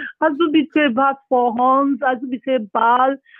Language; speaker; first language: German; non-native, learner; Yoruba